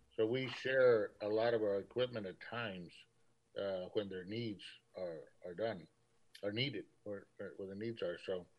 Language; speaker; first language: English; early bilingual, other home language; Spanish